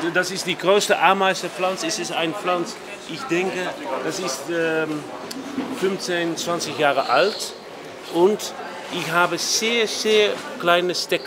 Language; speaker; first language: German; non-native, learner; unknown